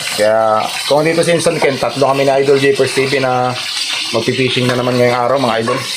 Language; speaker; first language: Filipino; native; Filipino